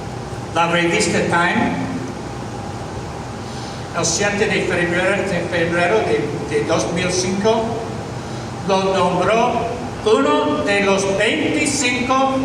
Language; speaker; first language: Spanish; non-native, fluent; English